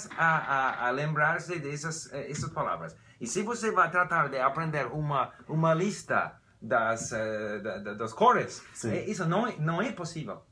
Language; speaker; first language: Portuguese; non-native, learner; English